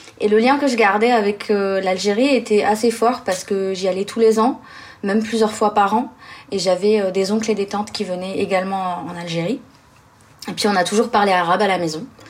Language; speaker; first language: French; early bilingual, other home language; Arabic